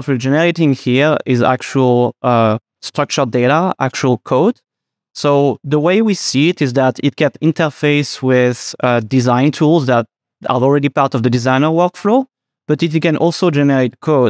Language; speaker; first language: English; non-native, fluent; French